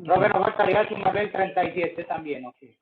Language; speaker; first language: Spanish; native; Spanish